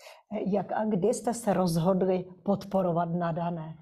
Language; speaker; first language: Czech; native; Czech